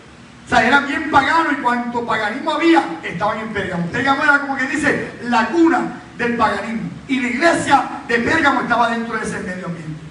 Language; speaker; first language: Spanish; native; Spanish